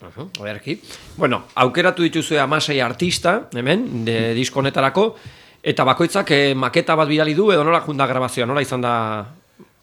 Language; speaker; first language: Basque; native; Basque